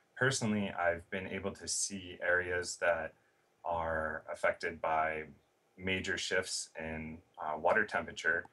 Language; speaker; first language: English; native; English